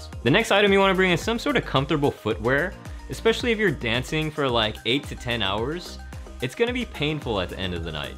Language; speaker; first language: English; native; English